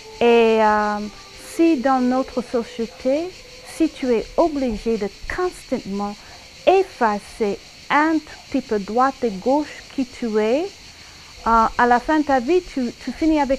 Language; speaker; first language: French; non-native, fluent; English